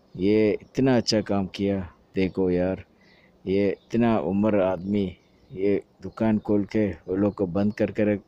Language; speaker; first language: Hindi; non-native, local second language; Malayalam